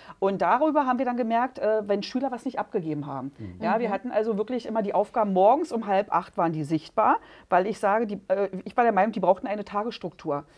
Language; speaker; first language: German; native; German